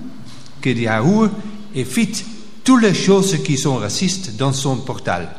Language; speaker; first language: French; non-native, local second language; Dutch